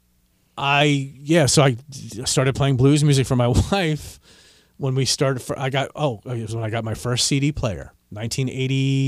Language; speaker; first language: English; native; English